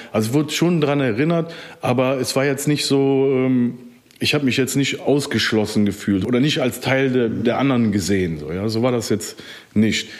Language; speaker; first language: German; early bilingual, other home language; Turkish